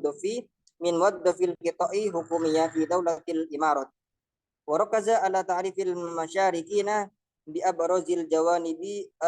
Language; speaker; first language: Arabic; non-native, learner; Indonesian